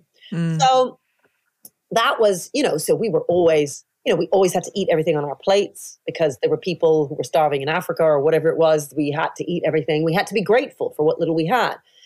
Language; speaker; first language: English; native; English